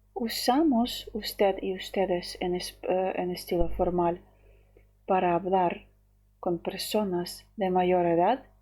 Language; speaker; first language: Spanish; non-native, fluent; Ukrainian